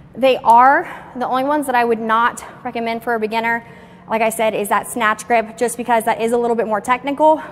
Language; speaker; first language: English; native; English